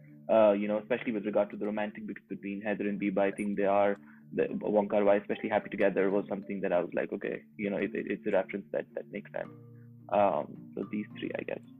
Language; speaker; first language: English; non-native, local second language; Urdu